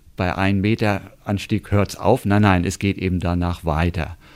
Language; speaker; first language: German; native; German